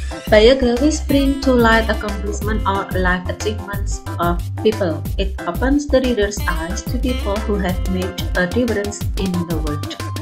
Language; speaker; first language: English; non-native, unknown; Indonesian